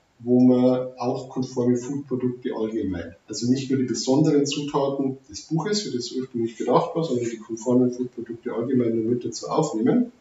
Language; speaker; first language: German; native; German